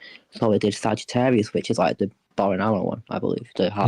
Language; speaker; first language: English; native; English